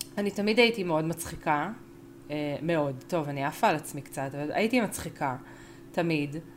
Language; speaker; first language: Hebrew; early bilingual, other home language; Spanish